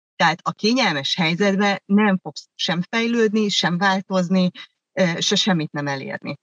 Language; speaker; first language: Hungarian; early bilingual, other home language; German